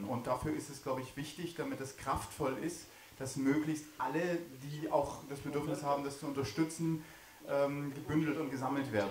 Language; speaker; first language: German; native; German